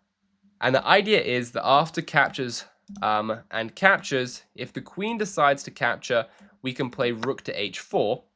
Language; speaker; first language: English; native; English